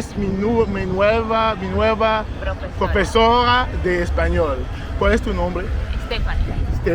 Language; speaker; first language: Spanish; non-native, learner; English